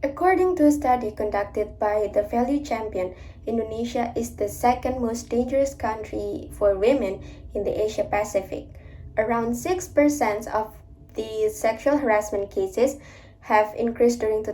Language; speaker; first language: English; non-native, learner; Indonesian